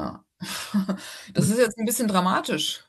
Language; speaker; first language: German; native; German